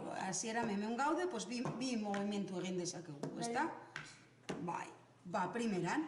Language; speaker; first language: Basque; non-native, local second language; Spanish